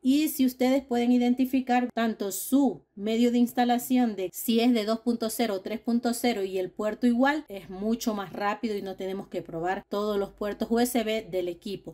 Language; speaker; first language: Spanish; native; Spanish